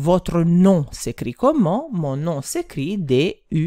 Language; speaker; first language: French; non-native, fluent; Italian